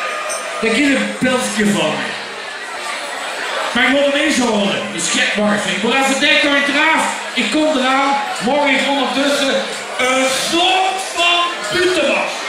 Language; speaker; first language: Dutch; native; Dutch